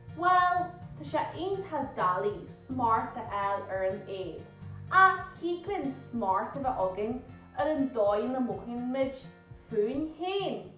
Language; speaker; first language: Irish; native; Irish